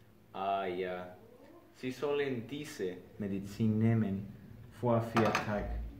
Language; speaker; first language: German; non-native, learner; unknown